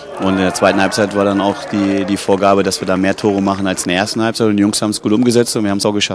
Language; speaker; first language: German; native; German